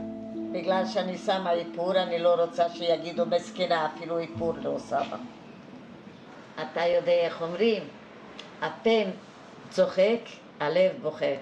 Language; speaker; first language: Hebrew; non-native, fluent; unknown